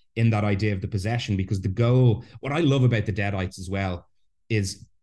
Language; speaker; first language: English; native; English